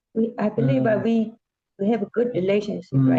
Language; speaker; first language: English; non-native, learner; Korean